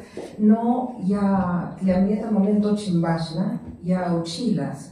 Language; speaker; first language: Russian; non-native, learner; Spanish